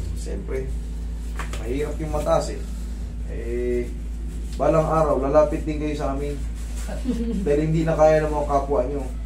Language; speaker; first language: Filipino; native; Filipino